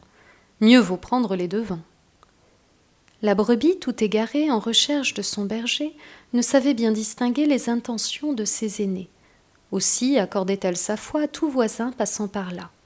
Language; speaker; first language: French; native; French